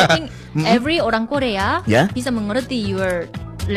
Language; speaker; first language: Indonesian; non-native, learner; Korean